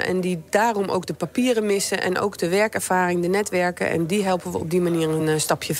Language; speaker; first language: Dutch; native; Dutch